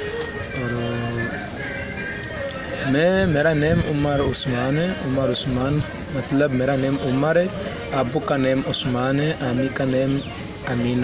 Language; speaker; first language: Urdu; non-native, learner; Swahili